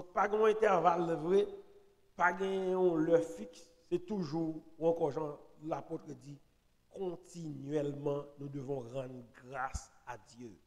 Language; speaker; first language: French; non-native, local second language; Haitian Creole